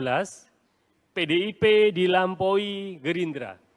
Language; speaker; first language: Indonesian; native; Indonesian